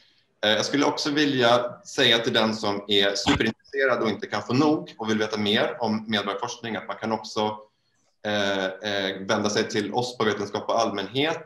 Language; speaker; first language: Swedish; native; Swedish